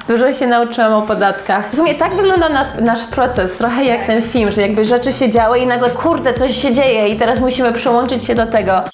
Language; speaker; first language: Polish; native; Polish